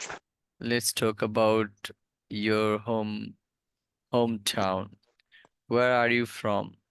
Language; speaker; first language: English; non-native, fluent; Bangla